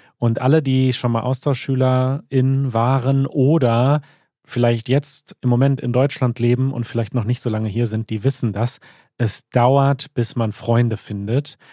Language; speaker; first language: German; native; German